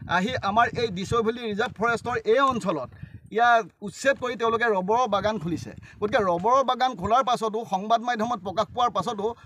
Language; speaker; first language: Assamese; native; Assamese